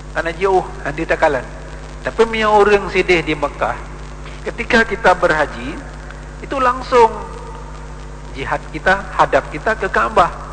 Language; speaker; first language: Indonesian; non-native, local second language; Achinese